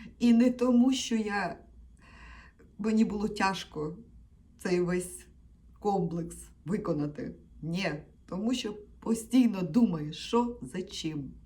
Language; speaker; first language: Ukrainian; non-native, local second language; Russian